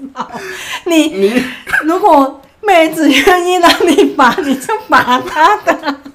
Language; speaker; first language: Chinese; non-native, local second language; Cantonese